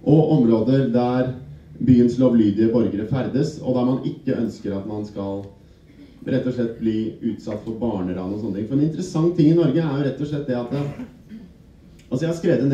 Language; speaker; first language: Norwegian; native; Norwegian